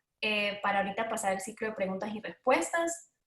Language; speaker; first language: Spanish; native; Spanish